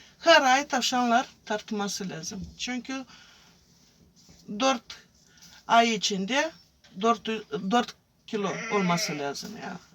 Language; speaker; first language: Turkish; non-native, fluent; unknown